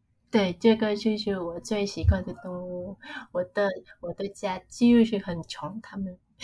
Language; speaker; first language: Chinese; non-native, learner; Vietnamese